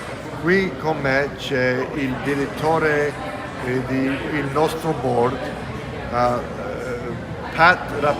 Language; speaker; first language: Italian; early bilingual, heritage; English